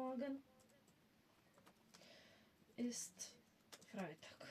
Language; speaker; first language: German; non-native, fluent; Macedonian